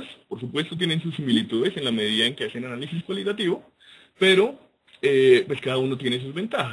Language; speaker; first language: Spanish; native; Spanish